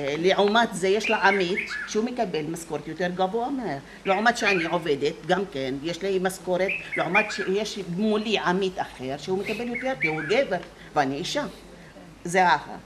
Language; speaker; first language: Hebrew; non-native, local second language; Arabic